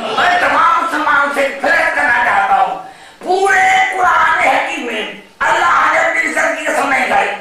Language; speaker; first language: Urdu; native; Urdu